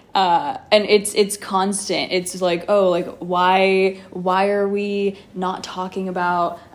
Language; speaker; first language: English; native; English